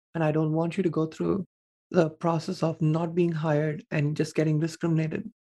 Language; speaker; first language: English; non-native, local second language; Tamil